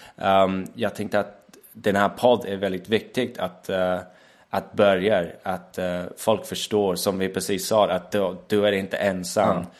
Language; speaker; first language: Swedish; non-native, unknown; English